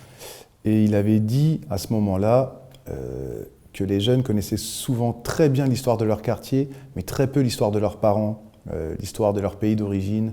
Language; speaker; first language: French; native; French